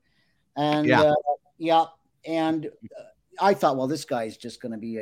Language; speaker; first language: English; native; English